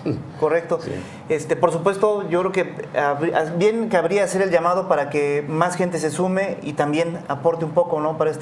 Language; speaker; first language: Spanish; native; Spanish